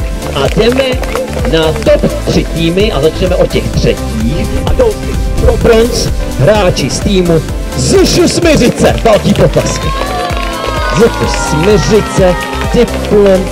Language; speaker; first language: Czech; native; Czech